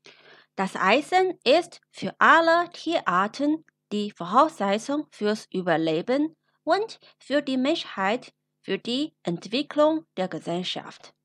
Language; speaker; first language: German; non-native, fluent; Chinese